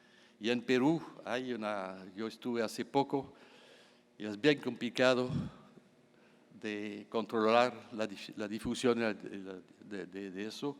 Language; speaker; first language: Spanish; non-native, fluent; French